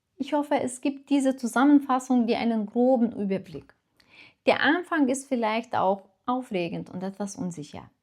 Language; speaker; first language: German; non-native, fluent; Lithuanian